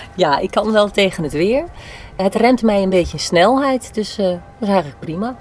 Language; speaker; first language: Dutch; native; Dutch